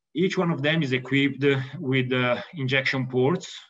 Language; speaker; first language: English; non-native, fluent; Italian